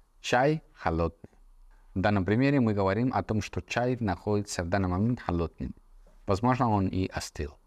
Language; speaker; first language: Russian; non-native, fluent; Spanish